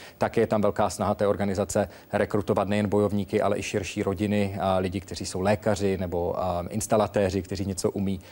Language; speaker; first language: Czech; native; Czech